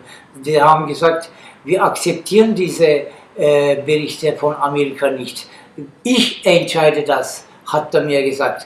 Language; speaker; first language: German; non-native, learner; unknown